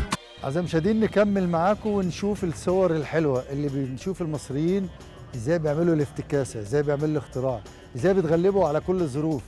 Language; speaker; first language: Arabic; native; Arabic